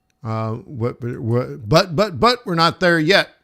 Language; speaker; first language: English; native; English